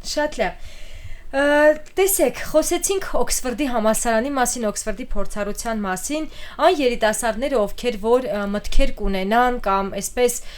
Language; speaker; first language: Armenian; native; Armenian